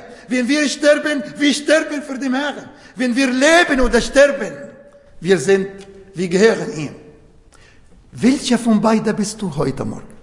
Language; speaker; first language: German; non-native, fluent; Arabic